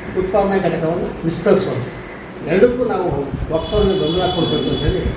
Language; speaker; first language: Kannada; native; Kannada